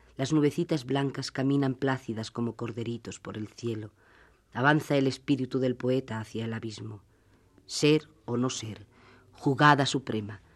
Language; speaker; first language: Spanish; native; Spanish